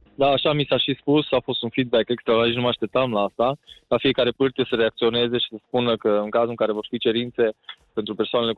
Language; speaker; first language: Romanian; native; Romanian